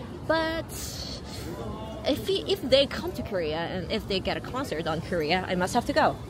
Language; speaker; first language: English; non-native, learner; Korean